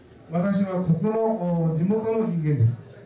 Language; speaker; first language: Japanese; non-native, fluent; Chinese